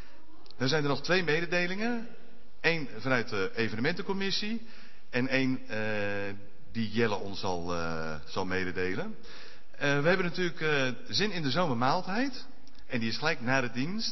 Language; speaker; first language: Dutch; native; Dutch